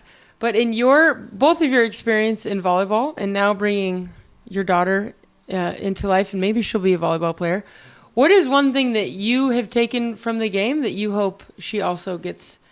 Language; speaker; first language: English; native; English